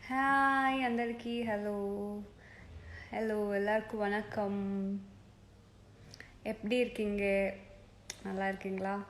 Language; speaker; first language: Tamil; non-native, fluent; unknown